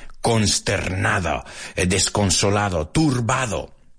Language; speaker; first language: Spanish; early bilingual, heritage; Spanish